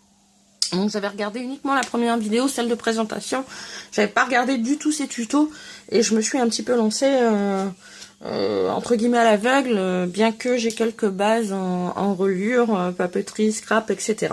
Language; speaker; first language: French; native; French